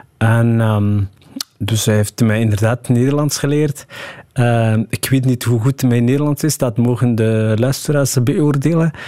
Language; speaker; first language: Dutch; early bilingual, other home language; Somali